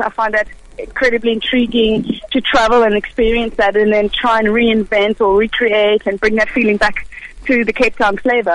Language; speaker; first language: English; early bilingual, other home language; Hebrew